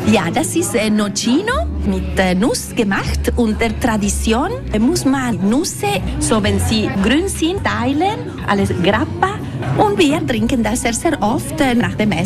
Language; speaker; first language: German; non-native, fluent; Italian